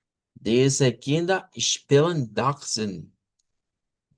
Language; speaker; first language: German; non-native, learner; Spanish